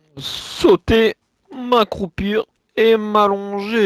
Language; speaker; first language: French; native; French